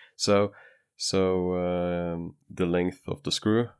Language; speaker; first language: English; non-native, fluent; Norwegian